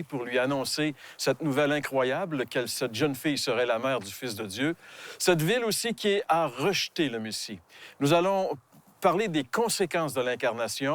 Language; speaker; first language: French; native; French